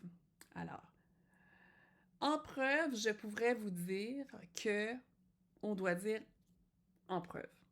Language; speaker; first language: French; native; French